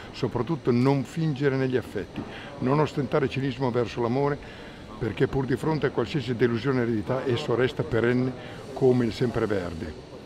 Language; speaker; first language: Italian; native; Italian